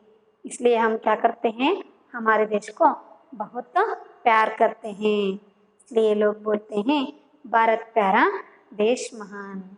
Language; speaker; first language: Hindi; non-native, local second language; Kannada